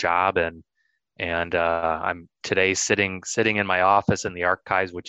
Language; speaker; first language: English; native; English